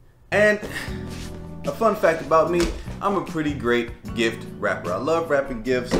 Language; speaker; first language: English; native; English